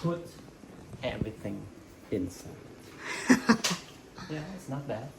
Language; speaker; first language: English; non-native, learner; Vietnamese